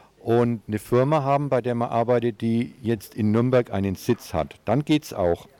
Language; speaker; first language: German; native; German